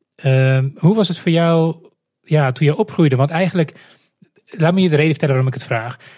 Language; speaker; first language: Dutch; non-native, fluent; Romanian